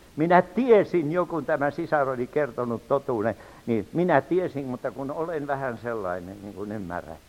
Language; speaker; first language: Finnish; native; Finnish